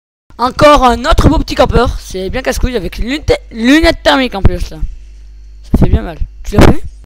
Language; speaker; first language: French; native; French